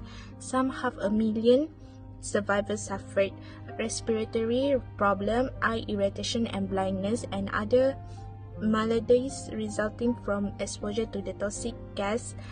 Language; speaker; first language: English; non-native, local second language; Malay